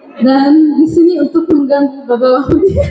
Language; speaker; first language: Indonesian; non-native, learner; Arabic